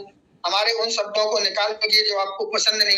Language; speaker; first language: Hindi; native; Hindi